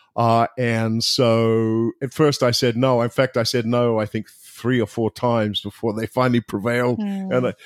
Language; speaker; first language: English; native; English